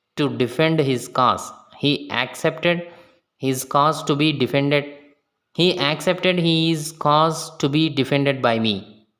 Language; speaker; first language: English; non-native, local second language; Telugu